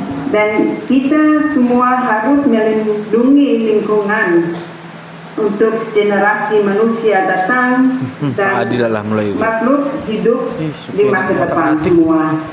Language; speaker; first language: Indonesian; non-native, fluent; English